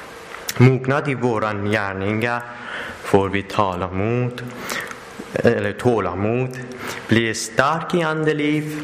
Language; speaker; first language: Swedish; non-native, learner; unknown